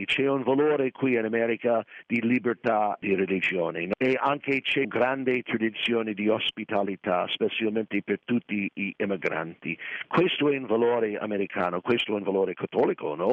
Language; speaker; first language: Italian; non-native, fluent; English